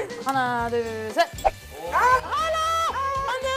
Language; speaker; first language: Korean; non-native, learner; English